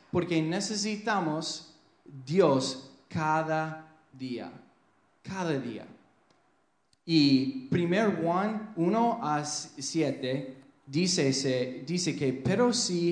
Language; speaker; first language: Spanish; non-native, fluent; English